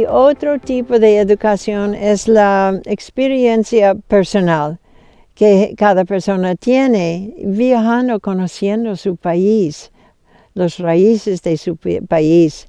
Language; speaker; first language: Spanish; non-native, fluent; English